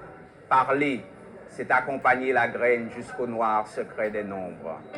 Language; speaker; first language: French; native; French